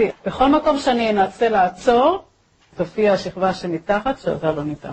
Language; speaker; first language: Hebrew; native; Hebrew